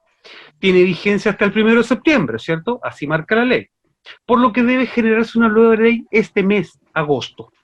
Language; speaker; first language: Spanish; native; Spanish